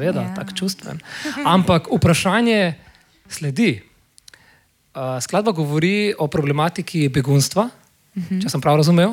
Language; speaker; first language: Slovenian; native; Slovenian